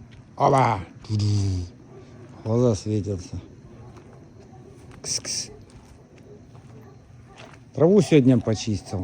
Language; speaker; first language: Russian; native; Russian